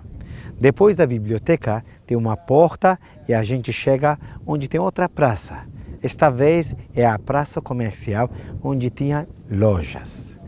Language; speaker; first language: Portuguese; non-native, fluent; Turkish